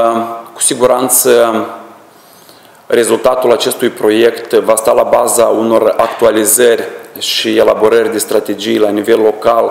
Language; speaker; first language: Romanian; native; Romanian